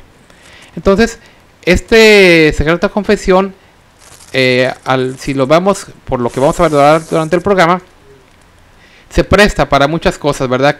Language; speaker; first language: Spanish; native; Spanish